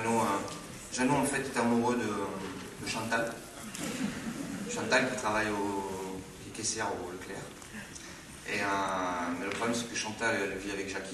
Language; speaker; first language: French; native; French